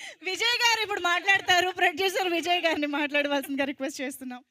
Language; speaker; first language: Telugu; native; Telugu